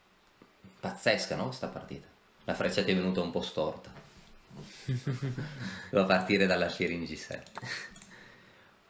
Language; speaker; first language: Italian; native; Italian